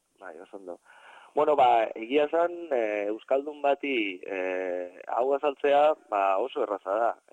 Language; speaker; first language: Basque; non-native, fluent; Catalan